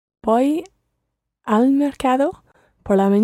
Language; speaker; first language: Spanish; non-native, learner; English